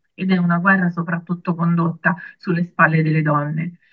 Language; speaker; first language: Italian; native; Italian